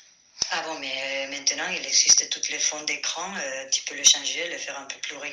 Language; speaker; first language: French; non-native, fluent; Spanish